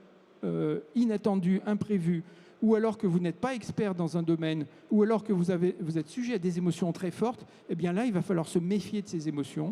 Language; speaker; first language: French; native; French